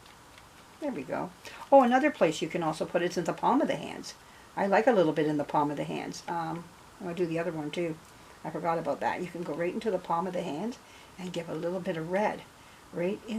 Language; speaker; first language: English; native; English